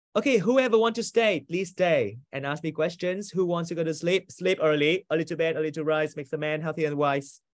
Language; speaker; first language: English; non-native, fluent; Vietnamese